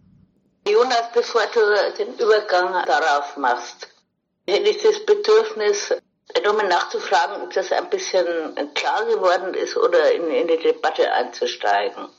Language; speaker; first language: German; native; German